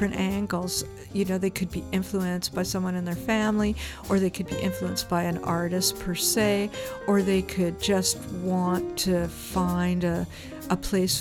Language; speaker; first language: English; native; English